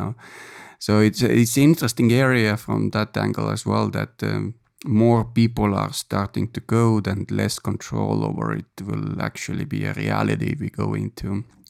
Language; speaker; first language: English; non-native, fluent; Estonian